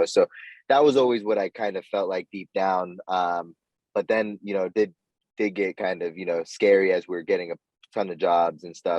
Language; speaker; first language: English; native; English